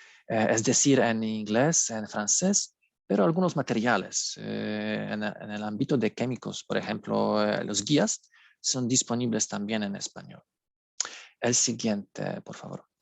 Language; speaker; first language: Spanish; non-native, learner; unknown